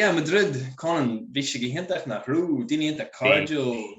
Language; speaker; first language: Irish; non-native, local second language; English